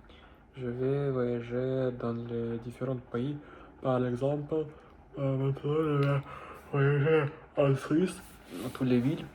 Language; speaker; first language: French; non-native, learner; Russian